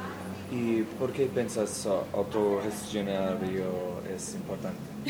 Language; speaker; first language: Spanish; non-native, learner; English